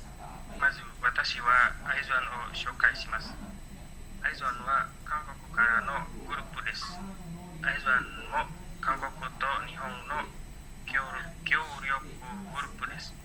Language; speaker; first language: Japanese; non-native, learner; Indonesian